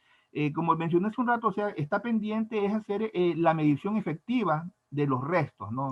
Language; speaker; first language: Spanish; native; Spanish